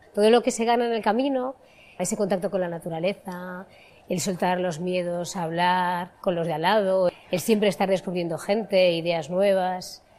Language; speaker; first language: Spanish; native; Spanish